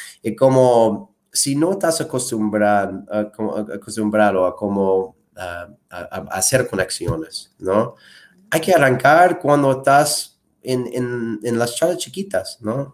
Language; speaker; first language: Spanish; non-native, fluent; English